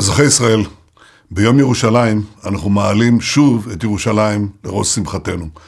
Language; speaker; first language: Hebrew; native; Hebrew